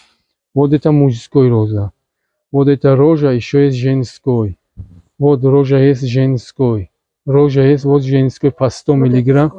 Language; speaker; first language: Russian; non-native, learner; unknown